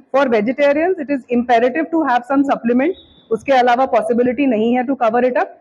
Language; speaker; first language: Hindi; non-native, local second language; Bangla